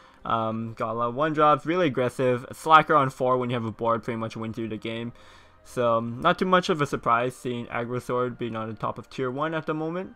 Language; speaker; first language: English; native; English